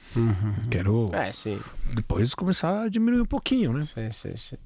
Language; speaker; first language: Portuguese; non-native, fluent; Italian